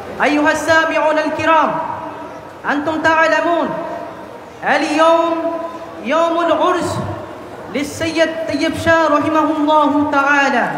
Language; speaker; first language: Arabic; non-native, learner; Bangla